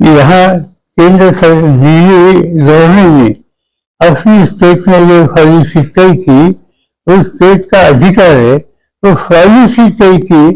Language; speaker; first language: Hindi; non-native, local second language; Marathi